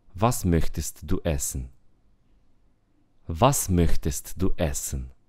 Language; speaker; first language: German; non-native, fluent; Romanian